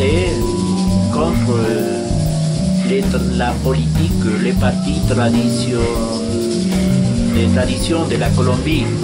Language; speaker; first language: French; non-native, fluent; Spanish